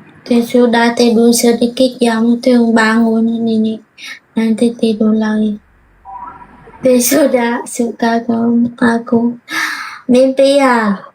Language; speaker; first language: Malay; non-native, learner; Vietnamese